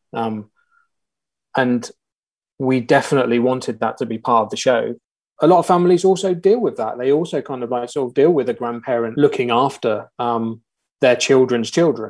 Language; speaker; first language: English; native; English